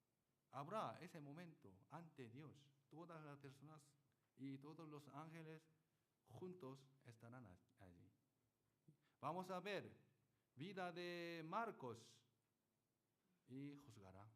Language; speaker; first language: Spanish; non-native, learner; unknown